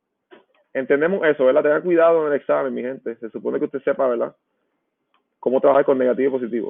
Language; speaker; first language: Spanish; native; Spanish